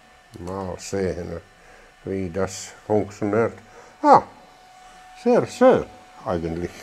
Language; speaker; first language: German; non-native, learner; Finnish